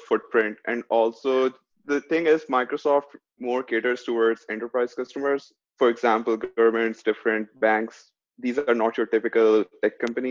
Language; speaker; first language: English; non-native, local second language; Urdu